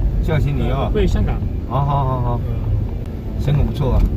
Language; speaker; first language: Chinese; native; Chinese